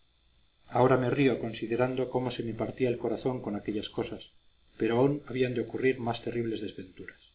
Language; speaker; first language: Spanish; native; Spanish